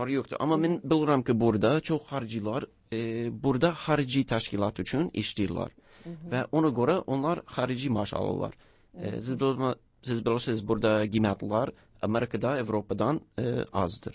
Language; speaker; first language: Turkish; non-native, learner; English